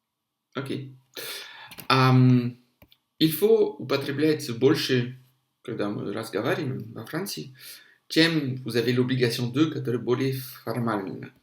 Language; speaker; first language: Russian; non-native, fluent; French